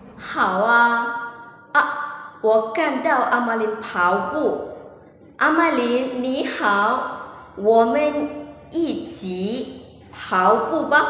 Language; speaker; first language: Chinese; non-native, learner; Malay